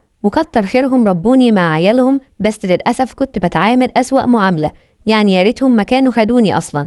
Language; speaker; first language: Arabic; native; Arabic